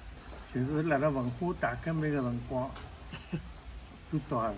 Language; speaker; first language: Chinese; non-native, local second language; Wu Chinese